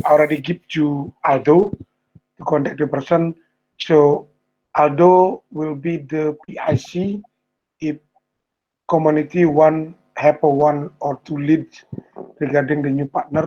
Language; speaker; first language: English; non-native, learner; Indonesian